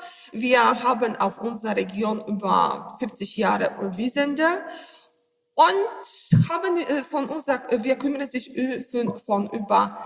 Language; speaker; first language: German; non-native, learner; Polish